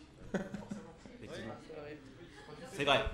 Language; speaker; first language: French; native; French